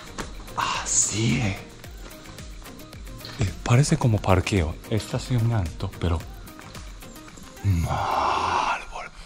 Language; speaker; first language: Spanish; non-native, learner; Japanese